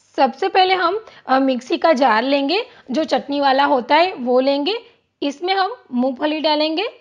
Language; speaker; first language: Hindi; non-native, local second language; Gujarati